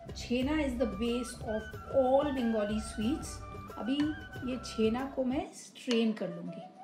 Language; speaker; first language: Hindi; non-native, local second language; Bangla